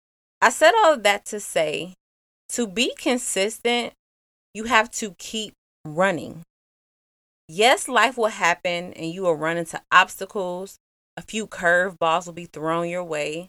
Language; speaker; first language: English; native; English